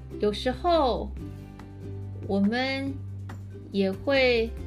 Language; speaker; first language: Chinese; early bilingual, heritage; Chinese